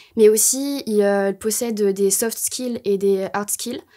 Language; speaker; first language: French; native; French